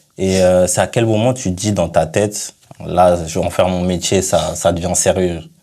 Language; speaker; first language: French; native; French